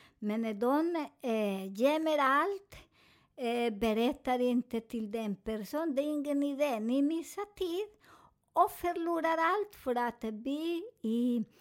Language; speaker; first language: Swedish; non-native, fluent; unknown